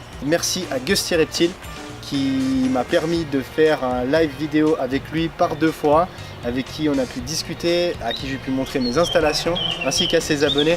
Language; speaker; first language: French; native; French